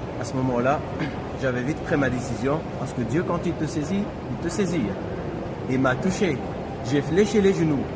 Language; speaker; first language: French; non-native, local second language; Kabyle